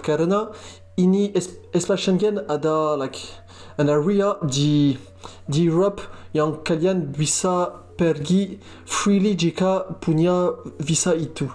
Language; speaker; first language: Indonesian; non-native, learner; French